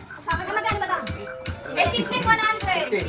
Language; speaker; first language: Filipino; native; Filipino